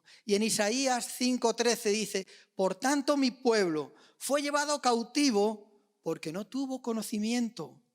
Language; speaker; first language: Spanish; native; Spanish